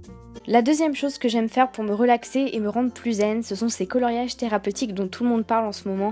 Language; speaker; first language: French; native; French